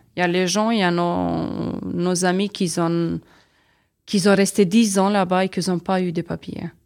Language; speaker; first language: French; non-native, learner; Serbian